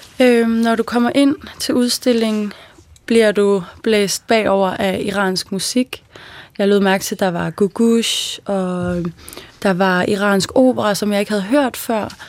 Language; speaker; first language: Danish; early bilingual, other home language; Persian